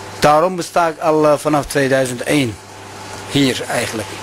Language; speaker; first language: Dutch; non-native, local second language; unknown